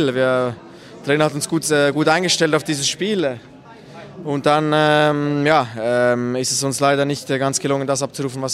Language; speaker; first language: German; native; German